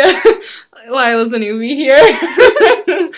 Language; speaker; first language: English; native; English